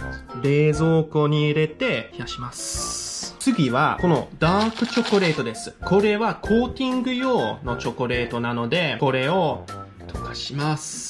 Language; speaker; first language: Japanese; non-native, fluent; English